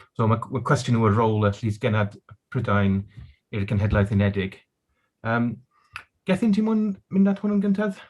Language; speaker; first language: Welsh; non-native, local second language; English